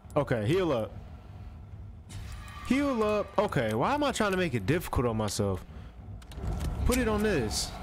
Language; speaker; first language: English; native; English